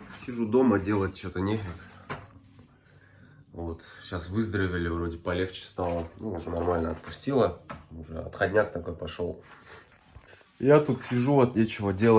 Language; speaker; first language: Russian; native; Russian